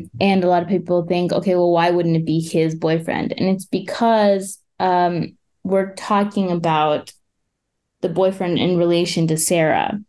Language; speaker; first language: English; native; English